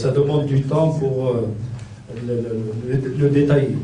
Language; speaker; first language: French; non-native, local second language; Arabic